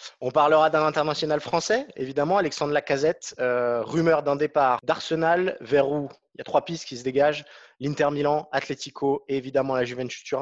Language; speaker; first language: French; native; French